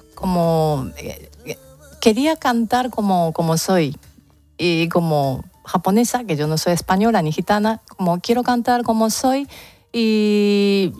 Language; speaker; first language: Spanish; non-native, fluent; Japanese